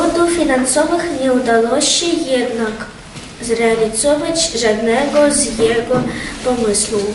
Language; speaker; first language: Polish; non-native, learner; Ukrainian